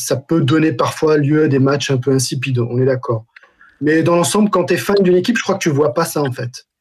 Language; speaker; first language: French; non-native, local second language; Arabic